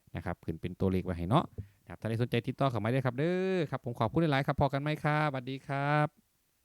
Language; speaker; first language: Thai; non-native, local second language; Northeastern Thai